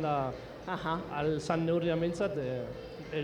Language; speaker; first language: Basque; native; Basque